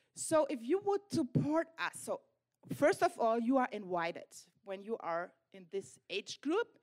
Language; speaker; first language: English; non-native, fluent; German